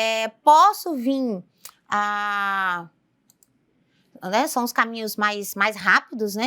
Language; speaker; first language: Portuguese; native; Portuguese